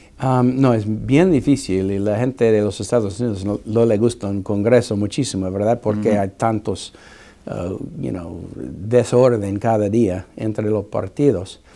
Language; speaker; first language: Spanish; non-native, fluent; English